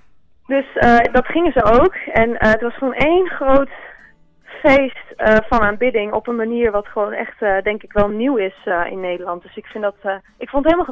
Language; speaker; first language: Dutch; native; Dutch